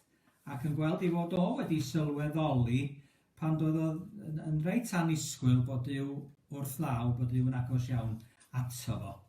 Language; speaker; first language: Welsh; native; Welsh